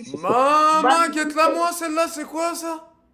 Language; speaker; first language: French; native; French